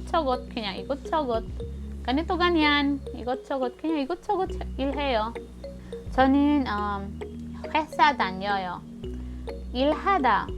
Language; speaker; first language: Korean; non-native, fluent; Filipino